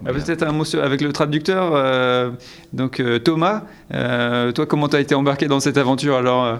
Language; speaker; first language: French; native; French